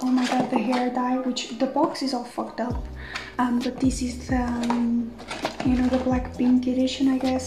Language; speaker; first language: English; non-native, fluent; Portuguese